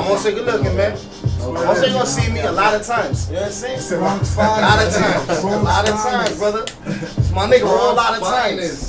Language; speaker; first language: English; native; English